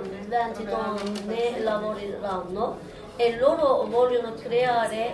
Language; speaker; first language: Italian; non-native, learner; Turkish